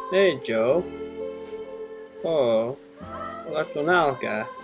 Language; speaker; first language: Finnish; non-native, learner; English